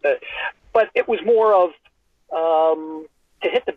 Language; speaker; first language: English; native; English